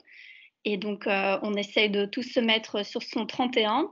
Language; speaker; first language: French; native; French